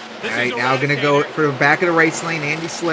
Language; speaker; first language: English; native; English